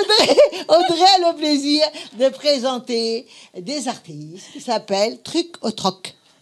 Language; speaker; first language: French; native; French